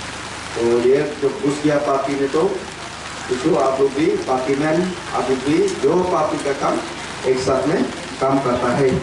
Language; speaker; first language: Hindi; non-native, local second language; Khasi